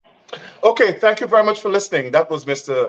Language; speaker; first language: English; native; English